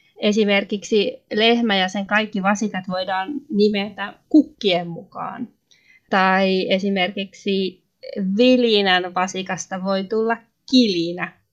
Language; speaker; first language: Finnish; native; Finnish